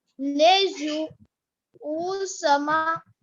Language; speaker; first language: French; non-native, learner; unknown